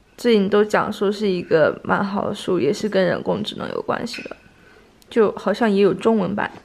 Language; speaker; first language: Chinese; native; Chinese